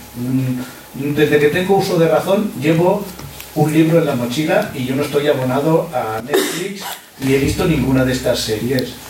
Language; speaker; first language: Spanish; native; Spanish